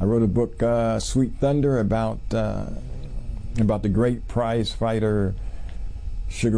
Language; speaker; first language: English; native; English